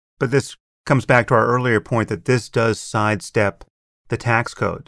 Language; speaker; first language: English; native; English